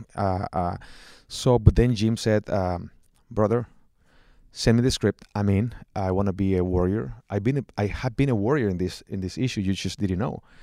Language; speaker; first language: English; non-native, fluent; Spanish